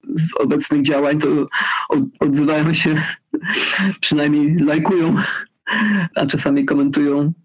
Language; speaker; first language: Polish; early bilingual, heritage; Polish